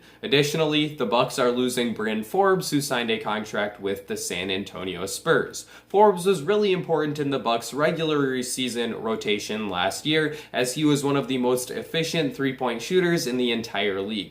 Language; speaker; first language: English; native; English